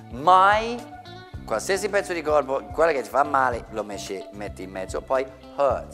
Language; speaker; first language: Italian; non-native, fluent; English